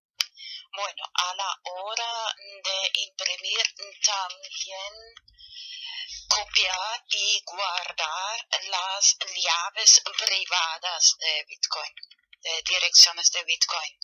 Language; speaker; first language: Spanish; non-native, learner; German